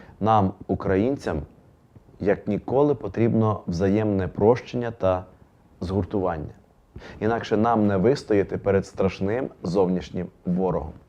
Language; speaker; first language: Ukrainian; native; Ukrainian